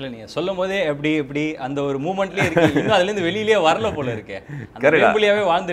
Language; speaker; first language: Tamil; native; Tamil